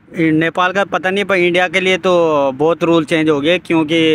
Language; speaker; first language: Hindi; native; Hindi